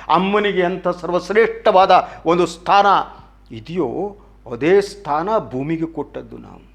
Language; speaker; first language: Kannada; native; Kannada